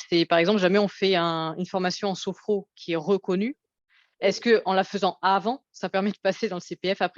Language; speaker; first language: French; native; French